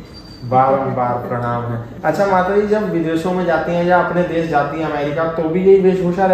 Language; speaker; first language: Hindi; native; Hindi